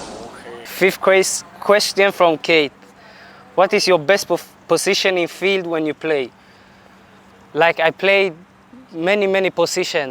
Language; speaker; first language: English; non-native, fluent; Swedish